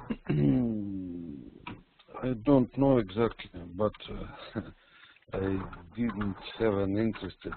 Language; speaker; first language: English; non-native, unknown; Russian